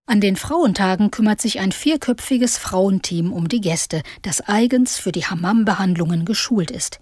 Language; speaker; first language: German; native; German